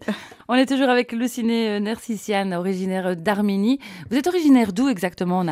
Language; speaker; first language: French; native; French